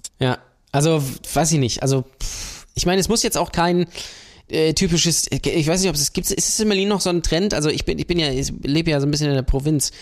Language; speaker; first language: German; native; German